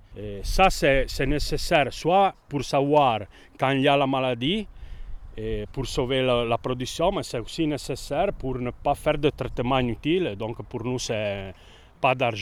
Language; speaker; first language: French; non-native, local second language; Italian